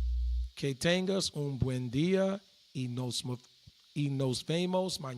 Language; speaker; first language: Spanish; non-native, learner; English